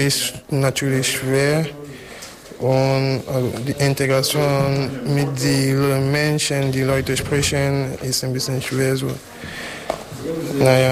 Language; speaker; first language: German; non-native, learner; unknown